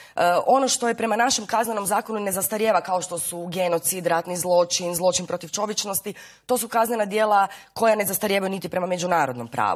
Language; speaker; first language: Croatian; native; Croatian